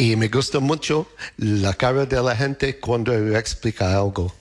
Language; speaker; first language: Spanish; non-native, learner; English